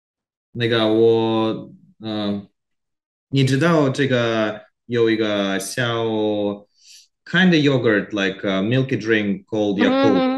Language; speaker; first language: Chinese; non-native, learner; Korean